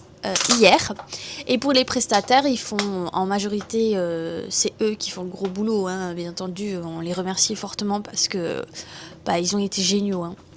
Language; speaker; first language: French; native; French